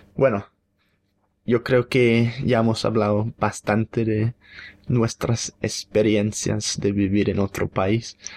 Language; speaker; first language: Spanish; non-native, fluent; English